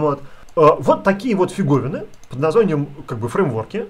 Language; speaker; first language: Russian; native; Russian